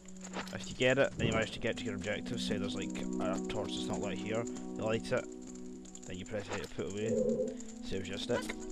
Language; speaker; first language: English; native; English